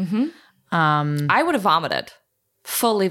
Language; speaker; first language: English; native; English